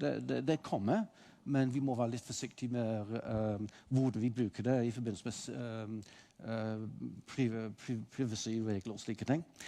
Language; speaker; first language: Norwegian; non-native, fluent; English